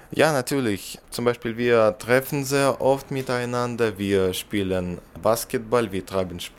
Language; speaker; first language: German; non-native, learner; Russian